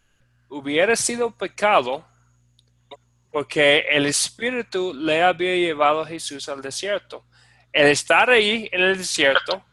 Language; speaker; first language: Spanish; non-native, fluent; English